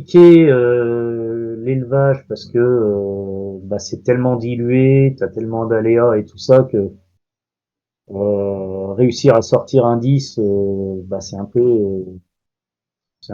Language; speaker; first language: French; native; French